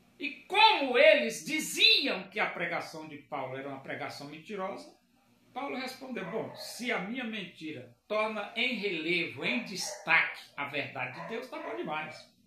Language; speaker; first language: Portuguese; native; Portuguese